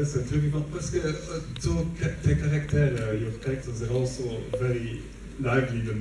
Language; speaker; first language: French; non-native, learner; English